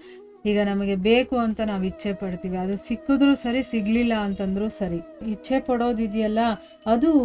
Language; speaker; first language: Kannada; native; Kannada